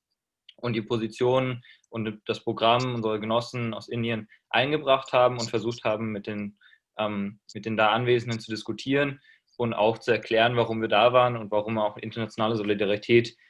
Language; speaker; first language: German; native; German